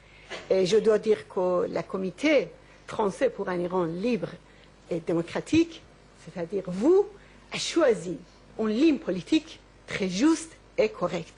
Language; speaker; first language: French; non-native, local second language; Persian